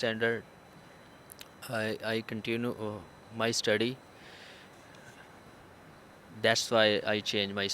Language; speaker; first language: English; non-native, learner; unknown